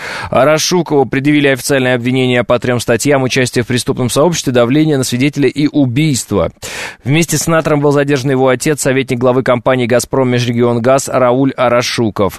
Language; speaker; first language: Russian; native; Russian